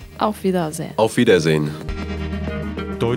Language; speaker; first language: German; non-native, learner; Russian